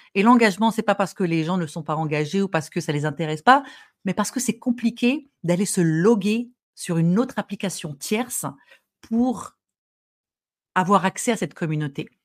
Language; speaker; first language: French; non-native, local second language; Arabic